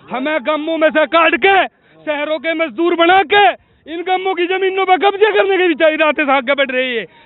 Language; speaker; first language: Hindi; native; Hindi